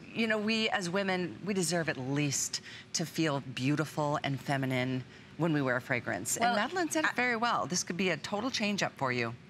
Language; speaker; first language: English; native; English